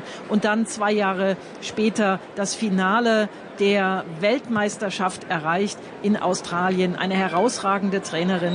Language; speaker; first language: German; native; German